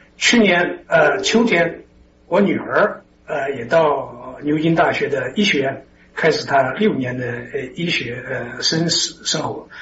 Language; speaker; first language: Chinese; native; Chinese